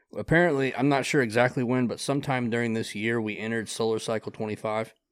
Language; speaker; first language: English; native; English